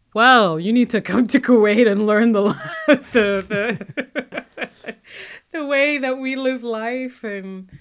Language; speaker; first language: English; non-native, fluent; Arabic